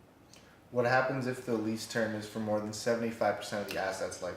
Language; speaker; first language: English; native; English